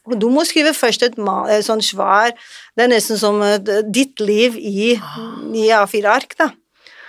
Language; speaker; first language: Norwegian; non-native, fluent; Portuguese